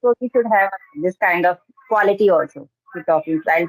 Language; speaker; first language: English; non-native, learner; Hindi